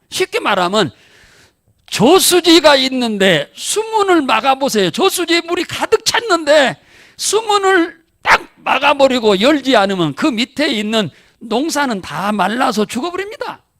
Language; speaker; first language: Korean; native; Korean